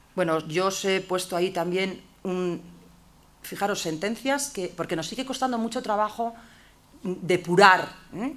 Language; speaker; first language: Spanish; native; Spanish